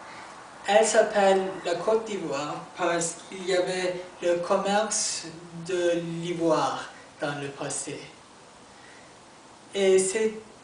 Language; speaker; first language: French; non-native, learner; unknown